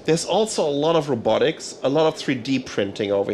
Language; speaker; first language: English; non-native, fluent; German